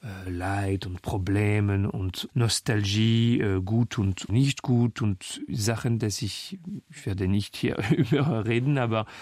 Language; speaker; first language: German; non-native, fluent; French